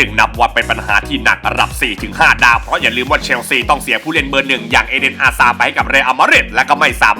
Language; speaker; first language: Thai; native; Thai